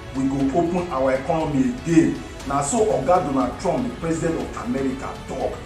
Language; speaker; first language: Nigerian Pidgin; non-native, local second language; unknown